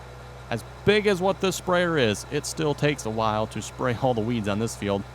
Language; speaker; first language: English; native; English